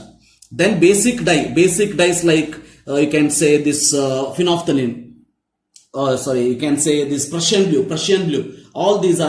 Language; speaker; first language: English; non-native, local second language; Kannada